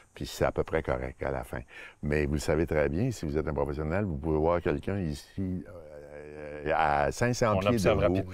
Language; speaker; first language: French; native; French